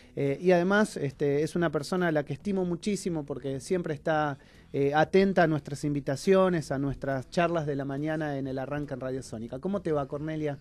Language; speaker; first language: Spanish; native; Spanish